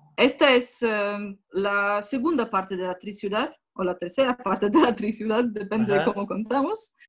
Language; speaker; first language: Spanish; non-native, fluent; Polish